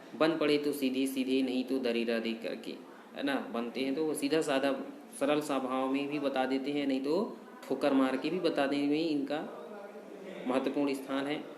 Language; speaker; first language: Hindi; native; Hindi